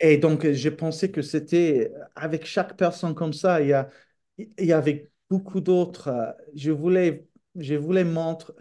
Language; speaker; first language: French; non-native, fluent; English